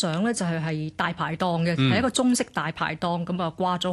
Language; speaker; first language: Cantonese; native; Cantonese